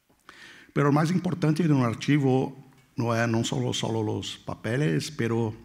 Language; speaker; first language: Spanish; non-native, fluent; Portuguese